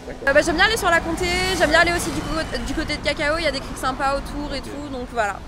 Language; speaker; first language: French; native; French